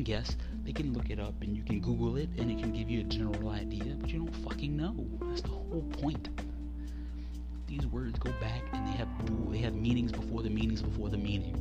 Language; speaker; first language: English; native; English